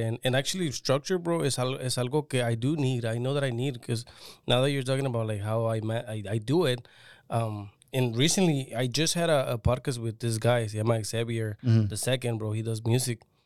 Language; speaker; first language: English; early bilingual, other home language; Spanish